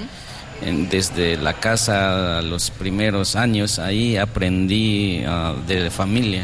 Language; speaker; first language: Spanish; non-native, local second language; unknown